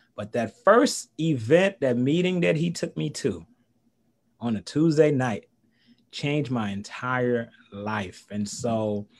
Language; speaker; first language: English; early bilingual, other home language; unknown